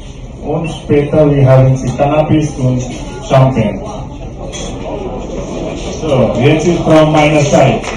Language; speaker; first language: German; non-native, fluent; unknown